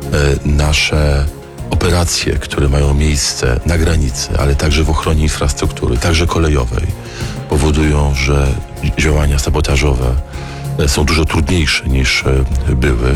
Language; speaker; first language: Polish; native; Polish